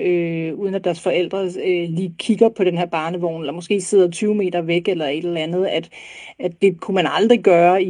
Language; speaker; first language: Danish; native; Danish